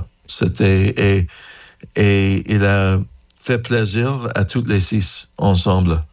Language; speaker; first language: French; non-native, learner; English